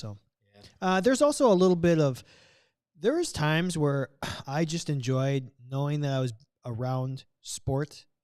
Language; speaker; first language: English; native; English